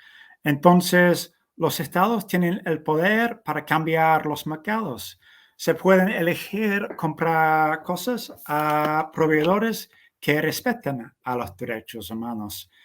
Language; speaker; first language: Spanish; non-native, fluent; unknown